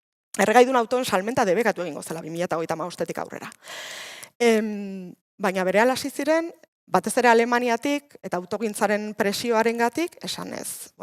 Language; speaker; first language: Basque; native; Basque